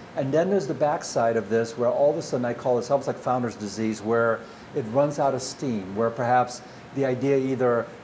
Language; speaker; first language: English; early bilingual, other home language; Dutch